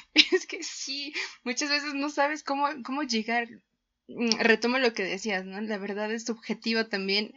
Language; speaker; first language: Spanish; native; Spanish